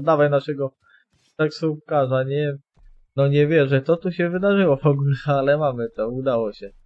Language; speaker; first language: Polish; native; Polish